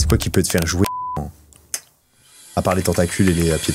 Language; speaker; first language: French; native; French